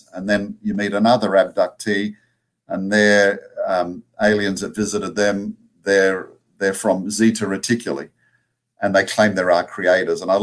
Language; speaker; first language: English; native; English